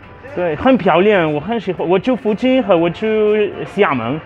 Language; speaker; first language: Chinese; non-native, learner; Spanish